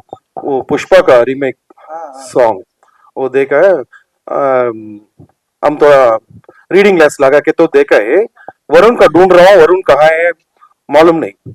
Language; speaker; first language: Hindi; non-native, local second language; Telugu